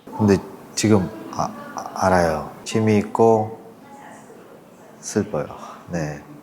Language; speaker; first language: Korean; non-native, learner; Russian